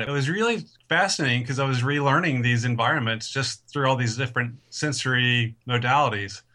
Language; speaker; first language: English; native; English